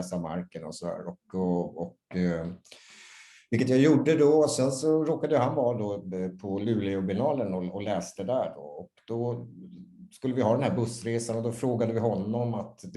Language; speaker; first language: Swedish; native; Swedish